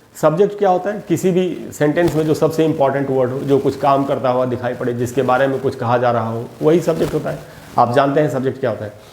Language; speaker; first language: Hindi; native; Hindi